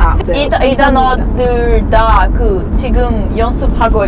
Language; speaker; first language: Korean; non-native, learner; Portuguese